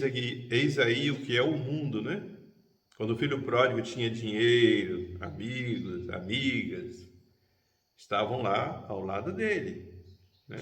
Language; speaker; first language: Portuguese; native; Portuguese